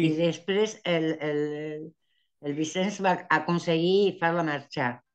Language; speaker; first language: Catalan; early bilingual, heritage; Spanish